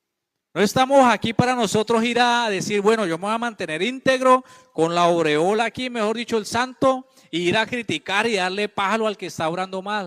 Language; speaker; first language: Spanish; native; Spanish